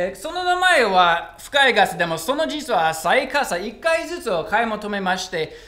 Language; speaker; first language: Japanese; non-native, fluent; English